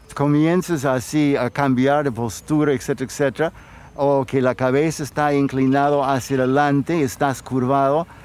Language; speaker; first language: Spanish; non-native, fluent; English